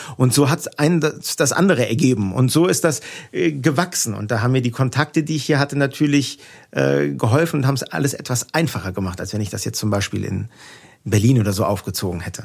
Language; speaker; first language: German; native; German